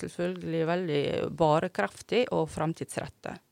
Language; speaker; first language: Norwegian; non-native, fluent; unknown